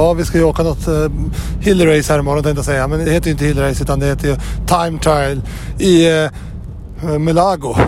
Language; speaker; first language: Swedish; native; Swedish